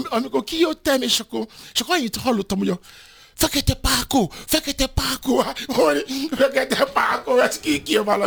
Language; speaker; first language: Hungarian; non-native, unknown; Yoruba